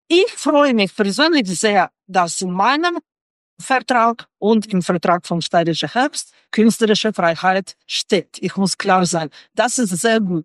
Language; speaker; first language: German; non-native, fluent; Russian